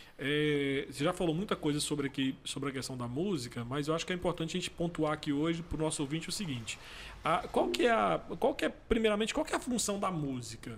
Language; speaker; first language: Portuguese; native; Portuguese